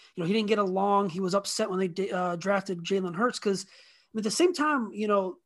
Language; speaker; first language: English; native; English